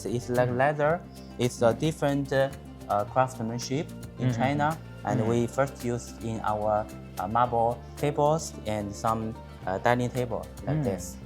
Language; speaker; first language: English; non-native, learner; Chinese